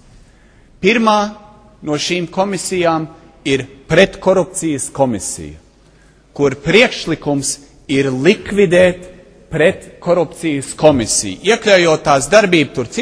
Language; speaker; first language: Latvian; early bilingual, heritage; Latvian